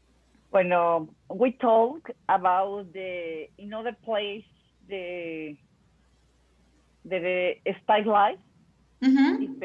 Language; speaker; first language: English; non-native, learner; Spanish